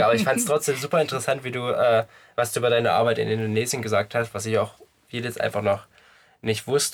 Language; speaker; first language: German; native; German